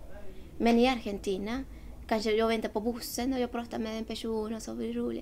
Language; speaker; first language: Swedish; non-native, learner; Spanish